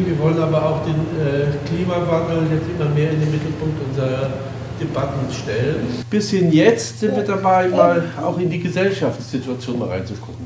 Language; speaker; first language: German; native; German